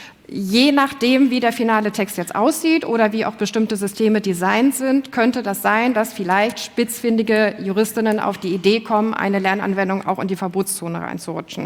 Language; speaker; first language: German; native; German